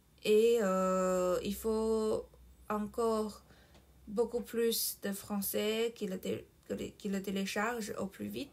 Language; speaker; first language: French; non-native, fluent; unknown